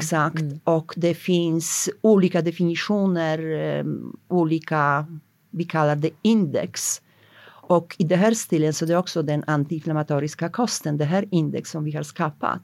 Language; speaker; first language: Swedish; non-native, fluent; Polish